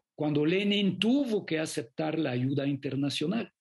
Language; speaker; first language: Spanish; non-native, fluent; French